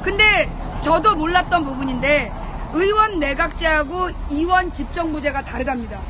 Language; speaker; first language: Korean; native; Korean